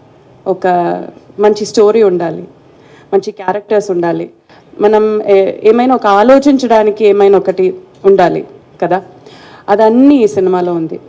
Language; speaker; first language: Telugu; non-native, fluent; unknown